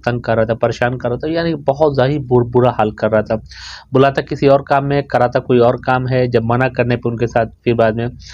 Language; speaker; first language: Hindi; native; Hindi